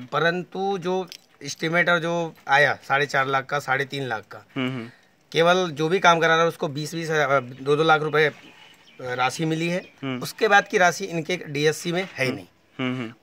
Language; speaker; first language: Hindi; native; Hindi